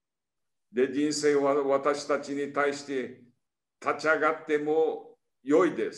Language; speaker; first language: Japanese; early bilingual, heritage; Portuguese